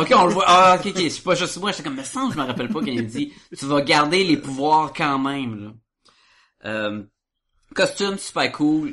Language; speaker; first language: French; native; French